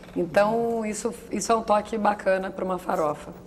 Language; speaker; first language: Portuguese; native; Portuguese